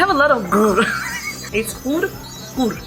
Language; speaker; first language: English; non-native, fluent; Persian